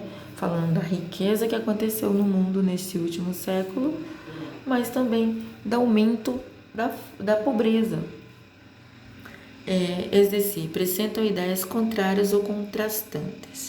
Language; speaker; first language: Portuguese; native; Portuguese